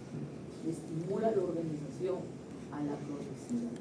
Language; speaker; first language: Spanish; native; Spanish